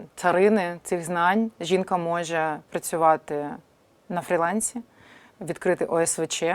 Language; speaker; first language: Ukrainian; native; Ukrainian